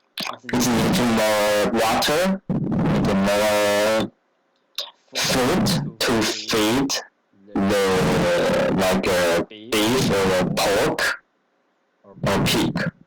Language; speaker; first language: English; non-native, learner; Chinese